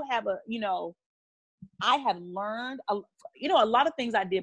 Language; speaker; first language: English; native; English